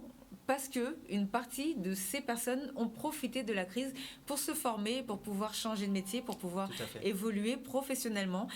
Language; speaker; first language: French; native; French